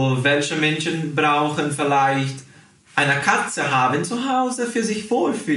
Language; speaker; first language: German; early bilingual, heritage; Portuguese